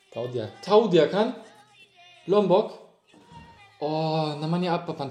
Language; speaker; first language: Indonesian; non-native, learner; German